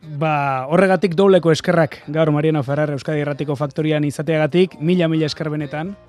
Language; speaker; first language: Basque; native; Basque